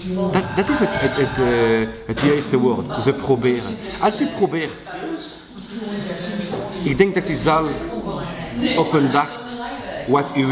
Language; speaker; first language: Dutch; non-native, local second language; French